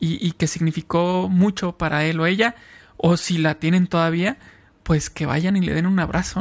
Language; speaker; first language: Spanish; native; Spanish